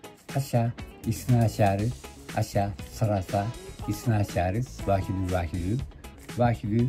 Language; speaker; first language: Arabic; non-native, learner; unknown